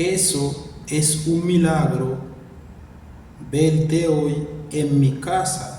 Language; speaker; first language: Spanish; non-native, fluent; Haitian Creole